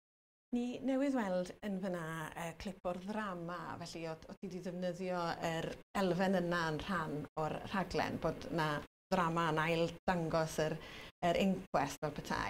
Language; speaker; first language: Welsh; native; Welsh